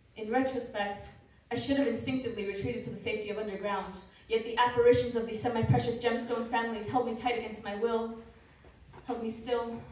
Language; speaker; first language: English; early bilingual, other home language; Spanish